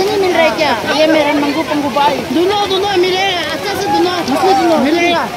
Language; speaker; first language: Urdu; non-native, local second language; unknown